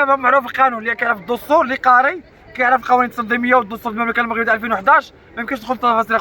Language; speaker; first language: Arabic; native; Arabic